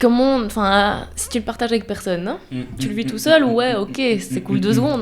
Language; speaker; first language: French; native; French